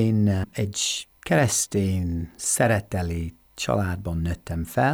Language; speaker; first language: Hungarian; non-native, fluent; English